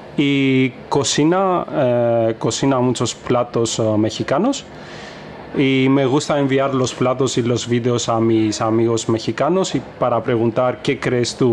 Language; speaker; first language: Spanish; non-native, fluent; Greek